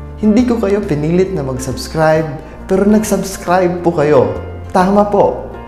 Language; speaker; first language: Filipino; non-native, local second language; Waray